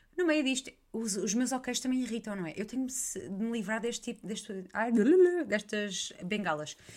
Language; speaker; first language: Portuguese; native; Portuguese